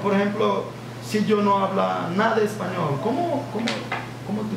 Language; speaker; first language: Spanish; non-native, learner; English